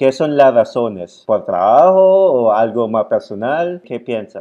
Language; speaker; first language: Spanish; non-native, fluent; Filipino